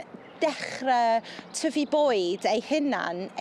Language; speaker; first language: Welsh; non-native, fluent; English